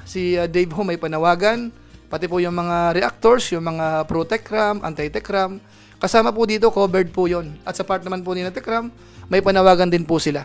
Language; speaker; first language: Filipino; native; Filipino